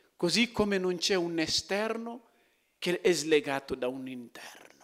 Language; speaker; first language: Italian; non-native, fluent; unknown